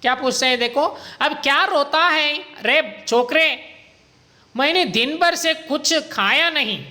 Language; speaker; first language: Hindi; non-native, local second language; Kannada